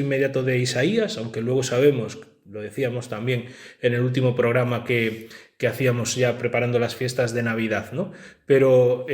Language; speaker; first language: Spanish; native; Spanish